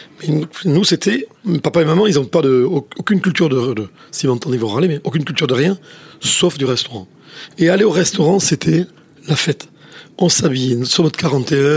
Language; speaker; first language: French; native; French